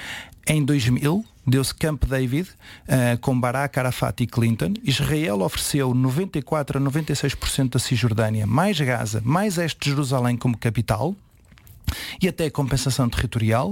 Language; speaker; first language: Portuguese; native; Portuguese